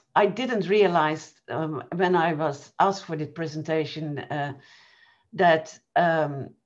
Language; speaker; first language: English; non-native, fluent; Dutch